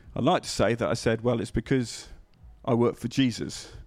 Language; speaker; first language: English; native; English